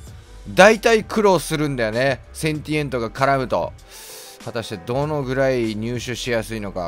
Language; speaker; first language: Japanese; native; Japanese